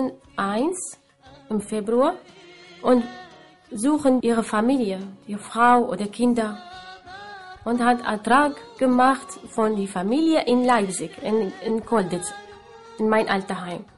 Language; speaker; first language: German; non-native, learner; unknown